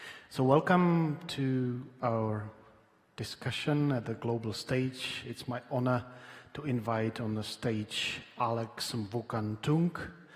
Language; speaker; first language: English; non-native, fluent; Czech